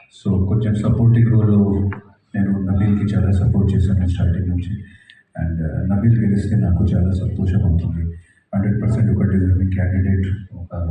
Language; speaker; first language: Telugu; non-native, fluent; Hindi